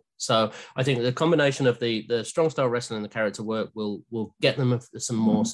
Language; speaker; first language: English; native; English